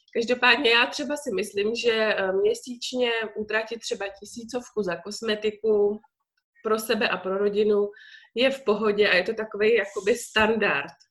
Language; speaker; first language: Czech; native; Czech